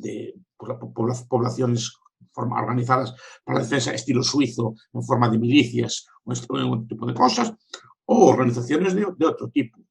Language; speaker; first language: Spanish; native; Spanish